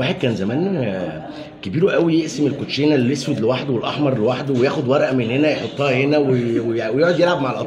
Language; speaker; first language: Arabic; native; Arabic